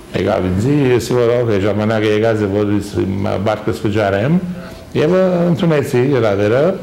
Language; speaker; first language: Armenian; early bilingual, heritage; Armenian